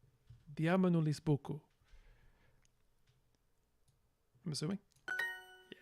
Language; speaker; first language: Indonesian; non-native, learner; English